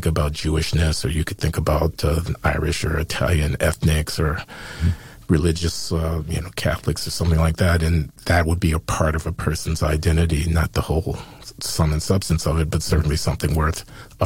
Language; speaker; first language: English; native; English